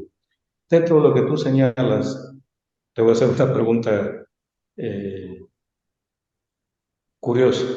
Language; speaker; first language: Spanish; native; Spanish